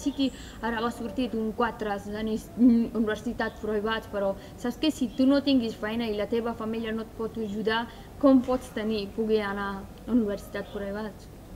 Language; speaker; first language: Catalan; non-native, fluent; Persian